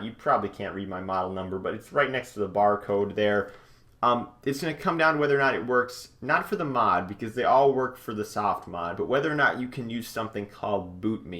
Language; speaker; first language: English; native; English